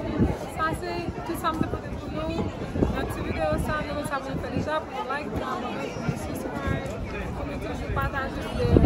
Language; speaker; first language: French; non-native, learner; Haitian Creole